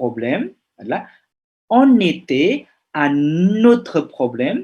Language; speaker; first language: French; non-native, fluent; Indonesian